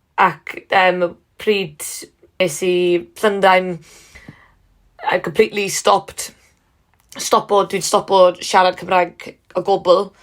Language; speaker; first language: Welsh; non-native, learner; English